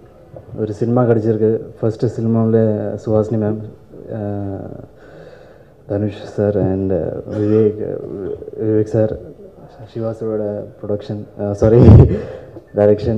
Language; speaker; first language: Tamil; non-native, fluent; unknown